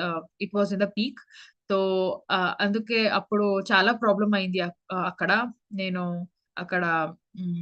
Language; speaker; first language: Telugu; early bilingual, heritage; Telugu